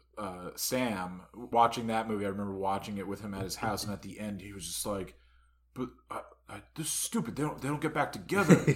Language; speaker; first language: English; native; English